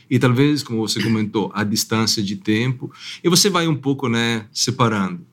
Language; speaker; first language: Portuguese; non-native, fluent; Italian